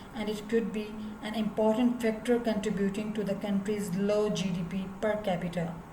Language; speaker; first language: English; non-native, local second language; Urdu